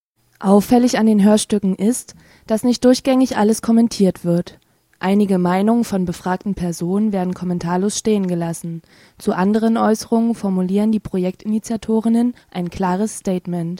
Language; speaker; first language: German; native; German